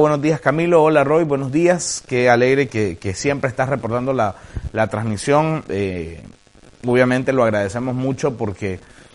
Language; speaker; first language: Spanish; native; Spanish